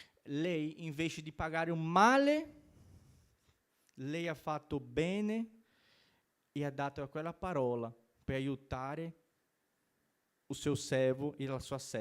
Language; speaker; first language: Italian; non-native, learner; Portuguese